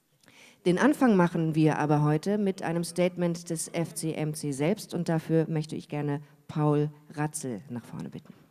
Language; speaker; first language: German; native; German